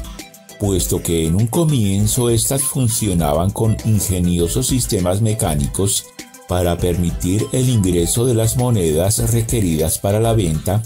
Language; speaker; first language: Spanish; native; Spanish